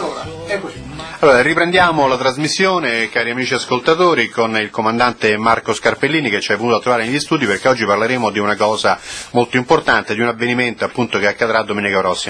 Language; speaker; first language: Italian; native; Italian